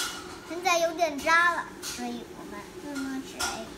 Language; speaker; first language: Chinese; early bilingual, heritage; Chinese